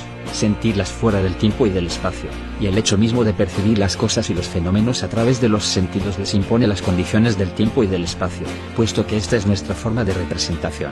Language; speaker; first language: Spanish; native; Spanish